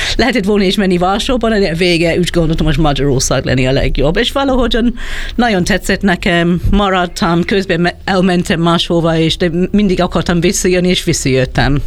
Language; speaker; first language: Hungarian; non-native, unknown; English